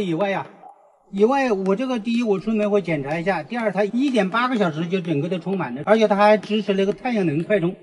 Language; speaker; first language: Chinese; native; Chinese